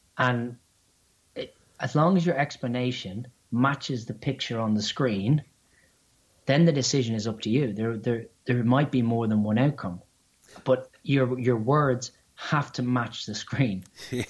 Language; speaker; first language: English; native; English